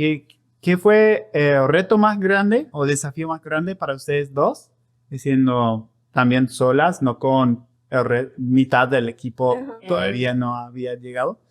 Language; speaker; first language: Spanish; non-native, fluent; English